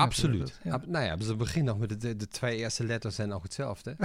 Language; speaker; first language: Dutch; non-native, fluent; German